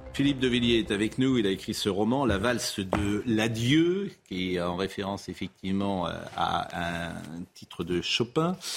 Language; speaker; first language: French; native; French